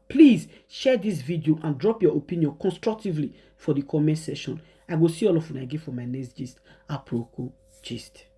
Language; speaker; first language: Nigerian Pidgin; native; Nigerian Pidgin